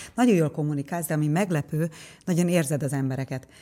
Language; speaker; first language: Hungarian; native; Hungarian